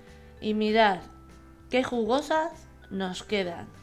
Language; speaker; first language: Spanish; native; Spanish